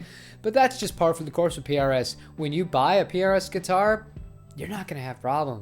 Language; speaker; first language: English; native; English